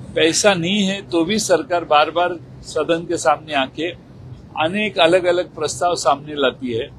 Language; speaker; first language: Hindi; non-native, local second language; Marathi